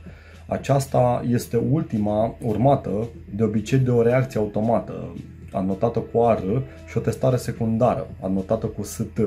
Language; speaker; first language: Romanian; native; Romanian